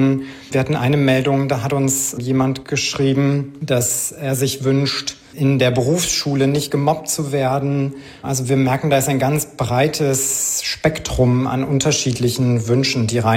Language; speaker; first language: German; native; German